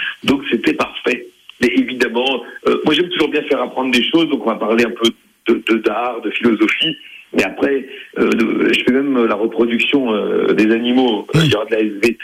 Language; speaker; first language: French; native; French